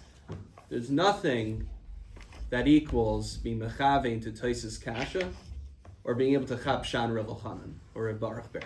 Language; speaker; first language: English; native; English